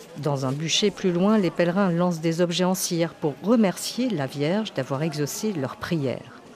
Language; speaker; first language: French; native; French